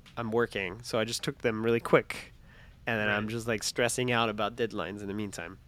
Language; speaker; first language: English; non-native, fluent; French